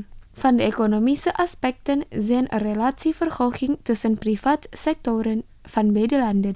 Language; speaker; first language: Dutch; non-native, fluent; Indonesian